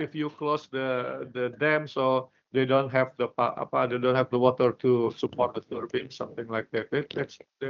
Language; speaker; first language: English; non-native, learner; Indonesian